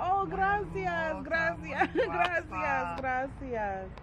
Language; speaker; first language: Spanish; non-native, learner; English